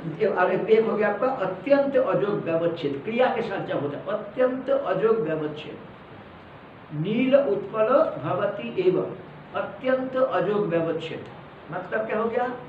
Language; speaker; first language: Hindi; non-native, local second language; Malayalam